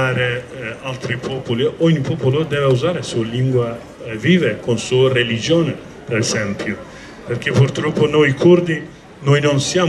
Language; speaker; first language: Italian; non-native, learner; Kurdish